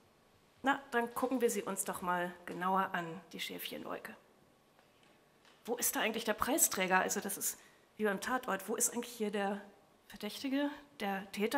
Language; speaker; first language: German; native; German